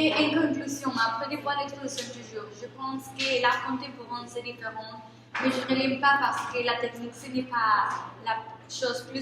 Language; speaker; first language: French; non-native, learner; Spanish